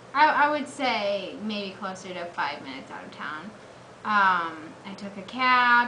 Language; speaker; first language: English; native; English